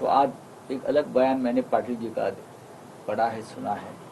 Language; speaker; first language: Hindi; non-native, local second language; Marathi